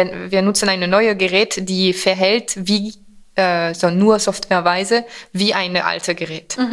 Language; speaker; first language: German; non-native, fluent; French